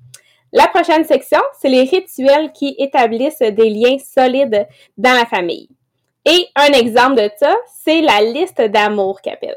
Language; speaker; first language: French; native; French